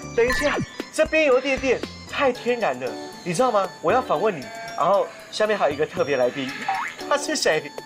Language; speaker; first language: Chinese; native; Chinese